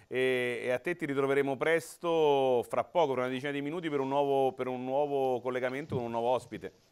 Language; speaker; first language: Italian; native; Italian